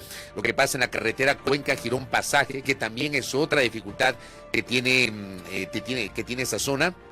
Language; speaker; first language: Spanish; native; Spanish